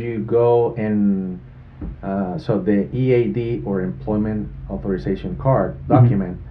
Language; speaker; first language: English; non-native, fluent; Spanish